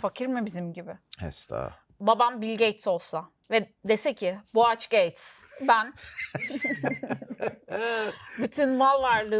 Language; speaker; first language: Turkish; native; Turkish